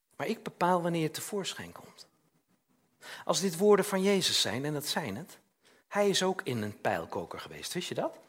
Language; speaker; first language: Dutch; native; Dutch